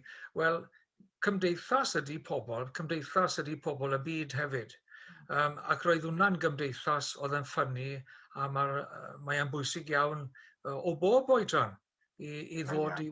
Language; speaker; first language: Welsh; native; Welsh